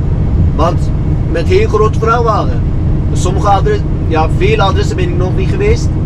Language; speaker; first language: Dutch; non-native, fluent; Turkish